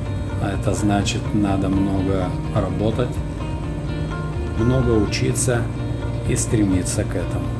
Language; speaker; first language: Russian; native; Russian